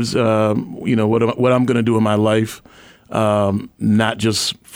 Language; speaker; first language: English; native; English